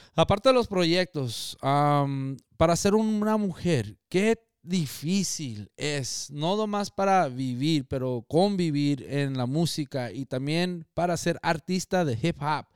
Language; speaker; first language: Spanish; early bilingual, heritage; Spanish